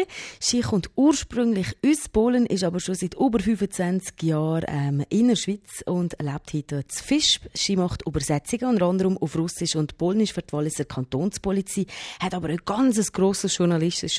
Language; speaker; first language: German; native; German